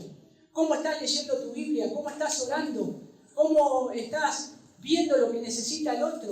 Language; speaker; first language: Spanish; native; Spanish